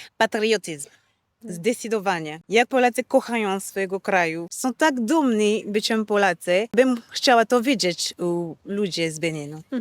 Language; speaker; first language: Polish; non-native, fluent; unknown